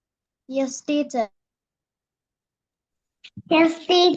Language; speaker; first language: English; non-native, learner; Sinhala